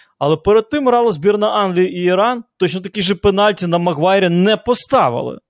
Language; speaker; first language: Ukrainian; native; Ukrainian